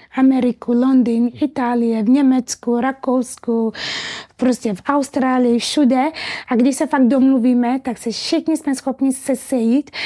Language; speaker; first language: Czech; early bilingual, other home language; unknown